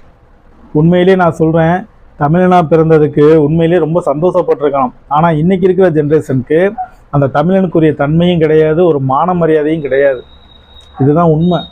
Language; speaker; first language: Tamil; native; Tamil